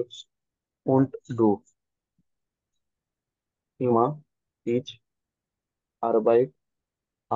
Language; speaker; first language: German; non-native, learner; Marathi